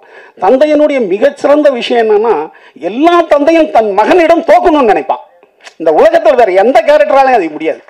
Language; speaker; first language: Tamil; native; Tamil